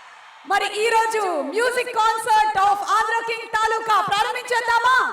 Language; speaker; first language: Telugu; native; Telugu